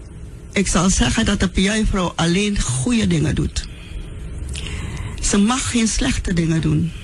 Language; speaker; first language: Dutch; non-native, local second language; Sranan Tongo